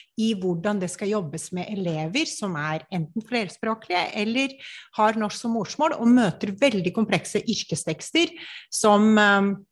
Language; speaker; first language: Norwegian; non-native, fluent; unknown